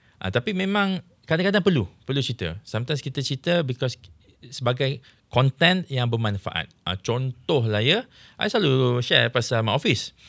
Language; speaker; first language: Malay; native; Malay